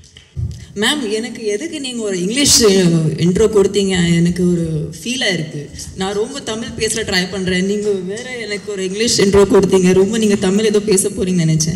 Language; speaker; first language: Tamil; non-native, fluent; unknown